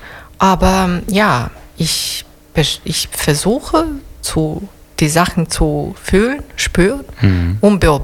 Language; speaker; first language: German; non-native, learner; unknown